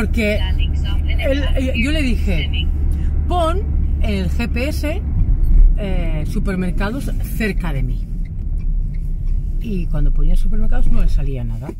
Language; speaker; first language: Spanish; native; Spanish